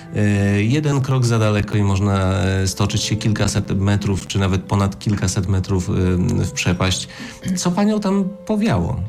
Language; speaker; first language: Polish; native; Polish